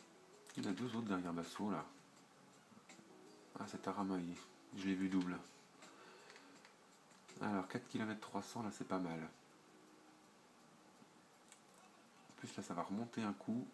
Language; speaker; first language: French; native; French